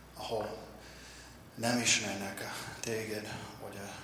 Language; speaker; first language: Hungarian; non-native, learner; English